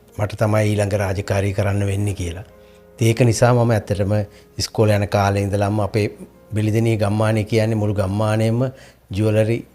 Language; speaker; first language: Sinhala; native; Sinhala